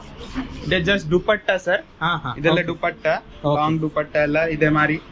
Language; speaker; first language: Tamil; non-native, learner; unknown